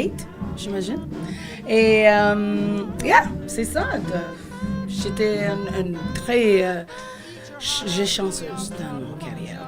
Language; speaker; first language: French; non-native, fluent; English